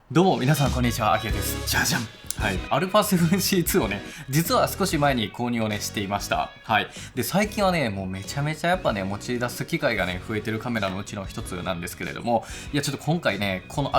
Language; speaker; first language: Japanese; native; Japanese